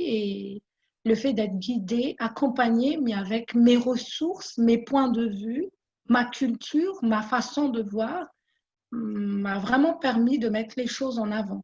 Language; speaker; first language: French; non-native, local second language; Malagasy